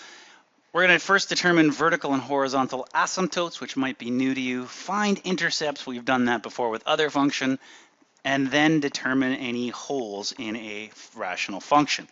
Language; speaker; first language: English; native; English